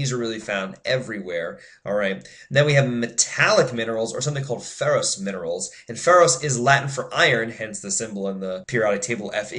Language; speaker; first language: English; native; English